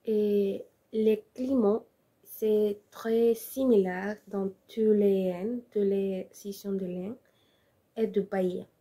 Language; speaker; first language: French; non-native, learner; Spanish